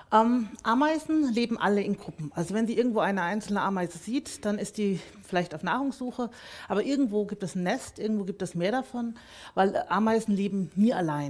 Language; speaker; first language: German; native; German